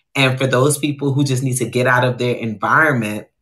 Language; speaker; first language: English; native; English